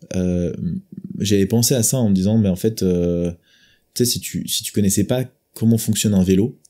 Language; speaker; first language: French; native; French